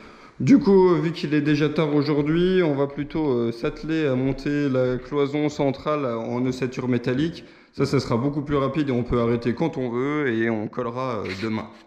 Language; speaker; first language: French; native; French